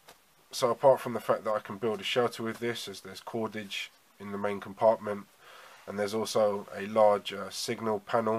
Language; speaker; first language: English; native; English